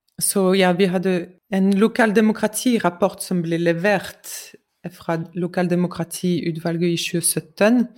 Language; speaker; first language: Norwegian; non-native, fluent; French